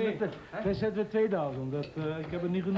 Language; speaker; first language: Dutch; non-native, learner; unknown